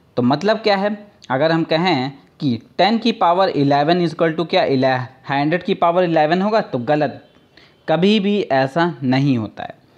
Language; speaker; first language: Hindi; native; Hindi